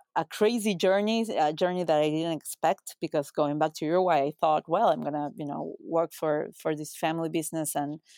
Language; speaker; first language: English; non-native, fluent; Spanish